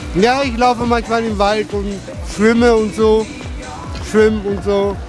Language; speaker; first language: German; non-native, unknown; Turkish